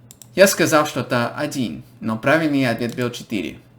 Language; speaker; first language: Russian; non-native, fluent; English